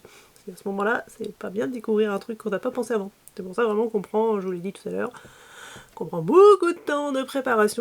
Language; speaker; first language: French; native; French